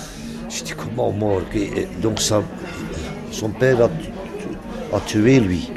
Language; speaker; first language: French; non-native, local second language; Dutch